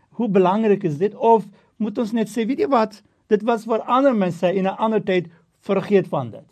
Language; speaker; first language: Afrikaans; non-native, fluent; Turkish